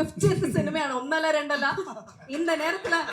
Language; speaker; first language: Tamil; native; Tamil